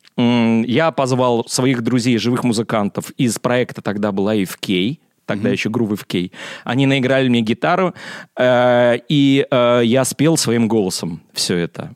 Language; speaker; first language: Russian; native; Russian